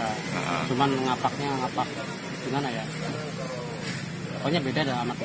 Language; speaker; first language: Indonesian; non-native, local second language; Javanese